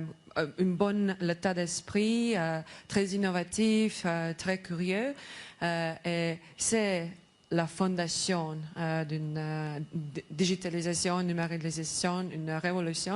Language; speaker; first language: French; non-native, learner; Estonian